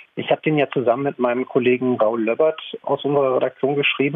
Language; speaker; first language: German; native; German